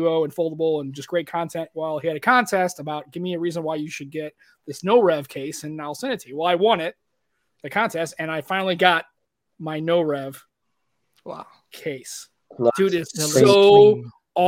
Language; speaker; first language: English; native; English